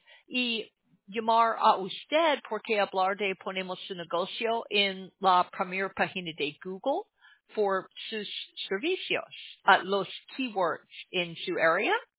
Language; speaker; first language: Spanish; non-native, learner; English